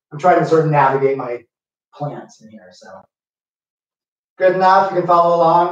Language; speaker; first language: English; native; English